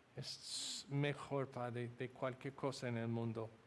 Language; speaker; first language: Spanish; non-native, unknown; English